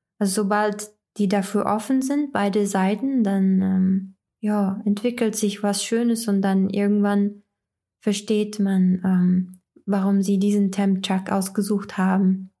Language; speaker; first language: German; non-native, fluent; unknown